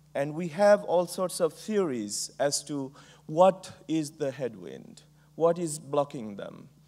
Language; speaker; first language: English; non-native, local second language; Bangla